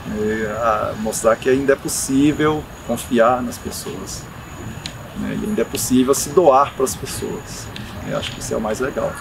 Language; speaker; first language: Portuguese; native; Portuguese